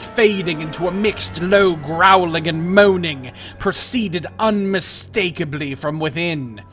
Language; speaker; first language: English; native; English